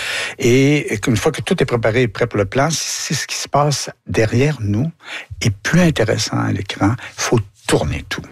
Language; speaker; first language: French; native; French